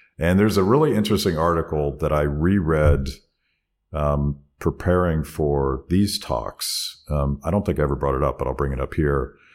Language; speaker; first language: English; native; English